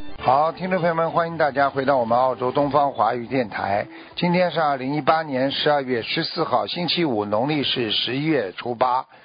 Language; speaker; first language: Chinese; native; Chinese